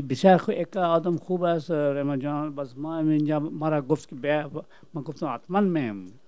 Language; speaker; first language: Persian; non-native, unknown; Urdu